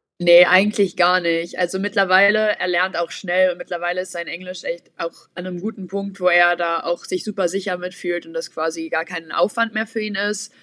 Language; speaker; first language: German; native; German